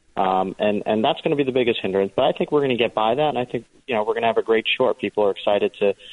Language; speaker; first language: English; early bilingual, other home language; Hindi